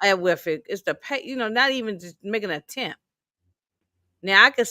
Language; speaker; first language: English; native; English